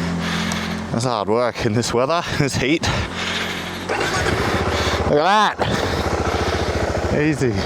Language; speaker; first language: English; native; English